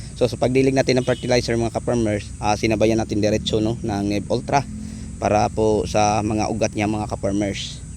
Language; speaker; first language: Filipino; non-native, local second language; Cebuano